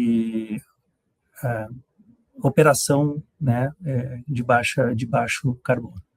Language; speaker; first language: Portuguese; native; Portuguese